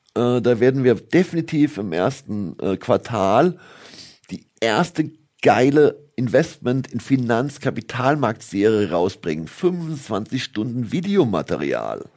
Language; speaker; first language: German; native; German